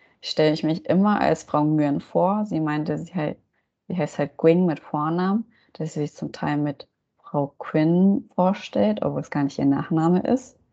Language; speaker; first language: German; native; German